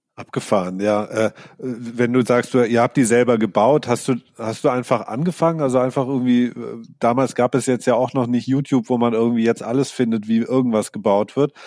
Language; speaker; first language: German; native; German